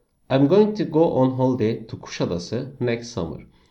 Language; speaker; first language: English; non-native, fluent; Turkish